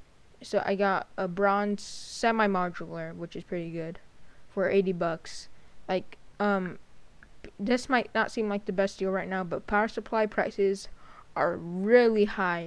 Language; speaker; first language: English; native; English